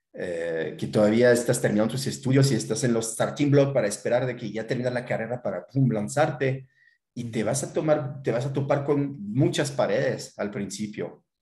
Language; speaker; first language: Spanish; non-native, fluent; French